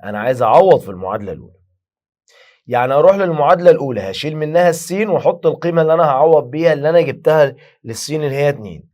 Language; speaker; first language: Arabic; native; Arabic